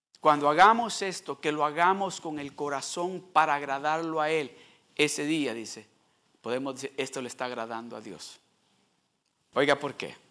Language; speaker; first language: Spanish; early bilingual, heritage; Spanish